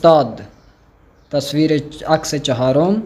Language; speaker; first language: Persian; non-native, fluent; Urdu